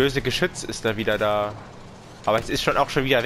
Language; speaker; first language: German; native; German